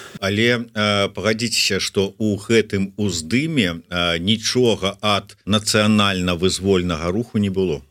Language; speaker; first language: Belarusian; native; Belarusian